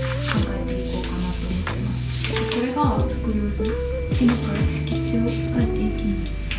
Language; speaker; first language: Japanese; native; Japanese